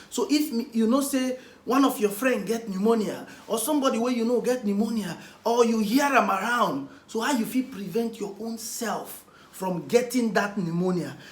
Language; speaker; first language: Nigerian Pidgin; non-native, local second language; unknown